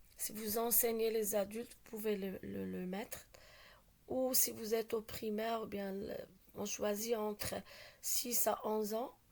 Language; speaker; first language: French; non-native, local second language; Arabic